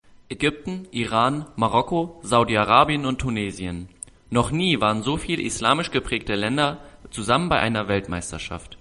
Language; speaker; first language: German; native; German